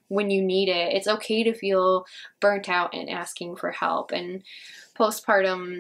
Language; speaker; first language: English; native; English